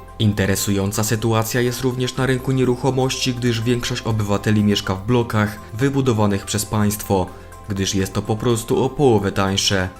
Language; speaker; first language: Polish; native; Polish